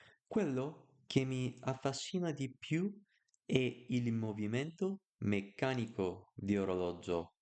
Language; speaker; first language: Italian; non-native, learner; Bulgarian